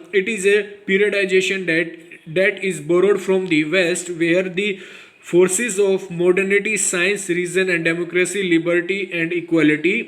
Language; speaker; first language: English; non-native, local second language; Hindi